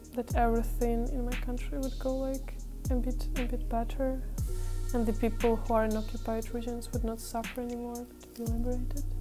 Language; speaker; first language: English; non-native, fluent; Ukrainian